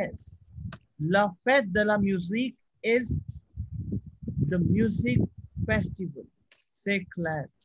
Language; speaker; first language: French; non-native, fluent; Hindi